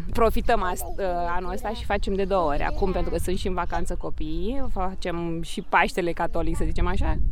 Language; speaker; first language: Romanian; native; Romanian